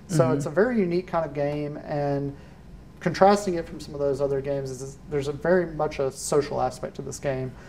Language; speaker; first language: English; native; English